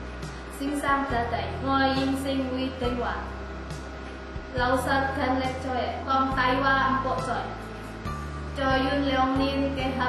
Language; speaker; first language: Cantonese; non-native, learner; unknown